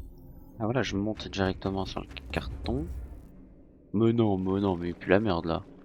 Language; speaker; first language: French; native; French